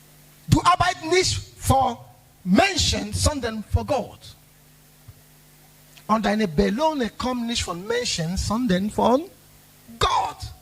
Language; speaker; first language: German; non-native, learner; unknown